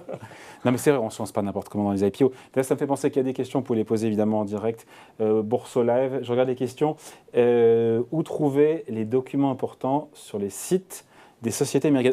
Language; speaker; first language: French; native; French